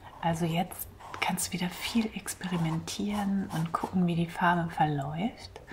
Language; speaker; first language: German; native; German